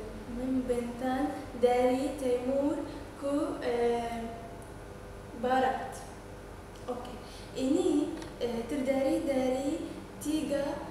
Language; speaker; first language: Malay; non-native, learner; Arabic